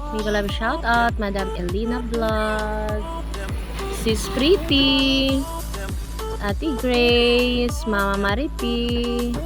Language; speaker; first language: Filipino; non-native, local second language; Cebuano